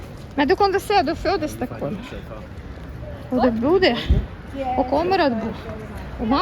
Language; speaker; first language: Swedish; non-native, learner; Russian